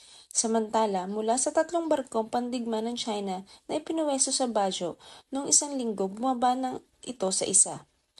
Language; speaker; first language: Filipino; native; Filipino